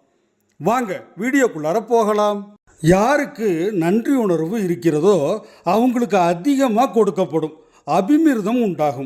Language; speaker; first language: Tamil; native; Tamil